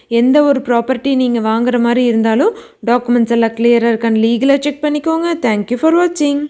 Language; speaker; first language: Tamil; native; Tamil